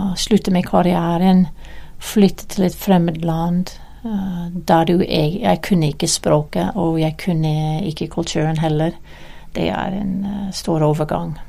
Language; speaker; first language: Norwegian; non-native, fluent; English